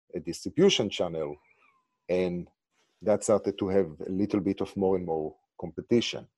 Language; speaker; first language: English; non-native, fluent; Hebrew